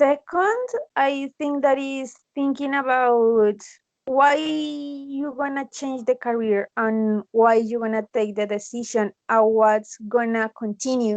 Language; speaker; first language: English; non-native, learner; Spanish